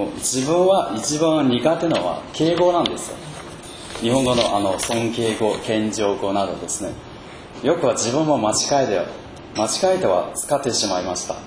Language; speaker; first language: Japanese; non-native, fluent; Chinese